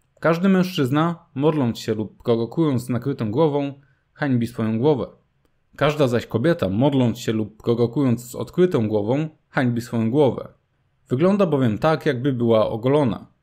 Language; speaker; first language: Polish; native; Polish